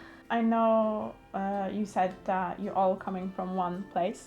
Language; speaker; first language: English; non-native, learner; Polish